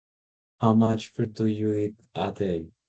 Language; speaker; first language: English; non-native, learner; Spanish